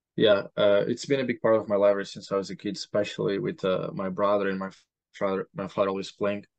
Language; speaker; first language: English; non-native, fluent; Portuguese